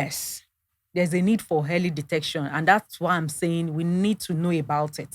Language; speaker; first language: English; non-native, local second language; Yoruba